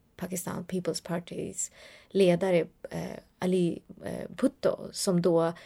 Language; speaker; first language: Swedish; early bilingual, other home language; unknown